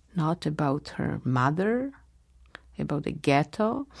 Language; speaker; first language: English; non-native, fluent; Polish